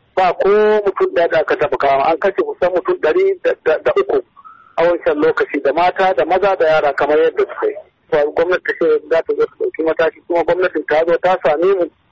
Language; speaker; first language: Hausa; non-native, local second language; Fula